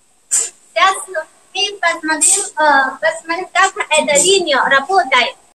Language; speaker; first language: Russian; non-native, learner; Chinese